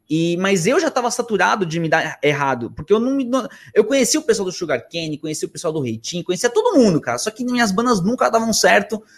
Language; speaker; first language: Portuguese; early bilingual, other home language; Spanish